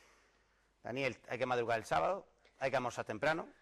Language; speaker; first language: Spanish; native; Spanish